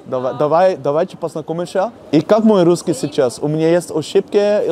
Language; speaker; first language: Russian; non-native, learner; Dutch